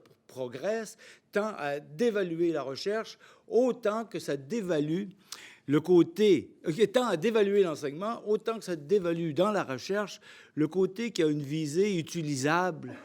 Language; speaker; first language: French; native; French